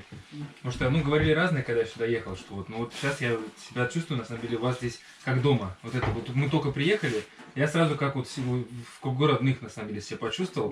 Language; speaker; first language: Russian; native; Russian